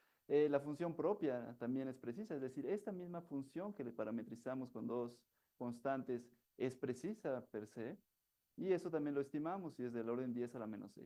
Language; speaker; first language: Spanish; native; Spanish